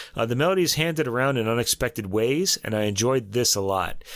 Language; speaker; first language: English; native; English